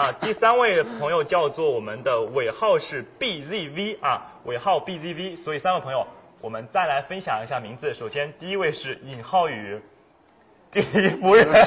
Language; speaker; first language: Chinese; native; Chinese